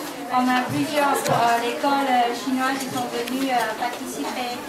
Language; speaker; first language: French; non-native, fluent; Chinese